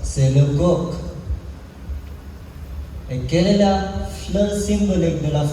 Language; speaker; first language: French; non-native, learner; Sinhala